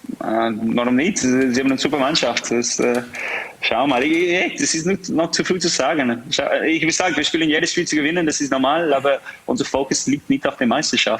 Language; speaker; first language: German; non-native, fluent; English